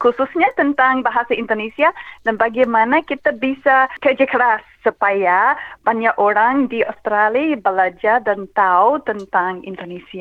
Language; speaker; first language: Indonesian; non-native, fluent; English